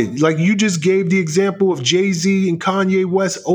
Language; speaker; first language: English; native; English